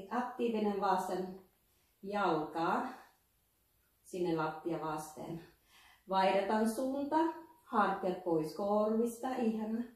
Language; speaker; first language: Finnish; non-native, learner; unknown